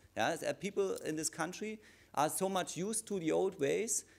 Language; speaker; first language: English; non-native, fluent; German